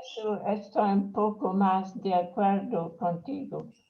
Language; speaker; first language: Spanish; non-native, fluent; English